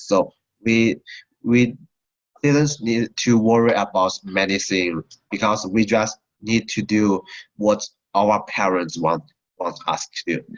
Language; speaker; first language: English; non-native, learner; Chinese